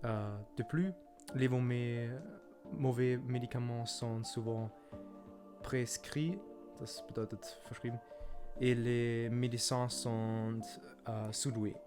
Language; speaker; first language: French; non-native, learner; German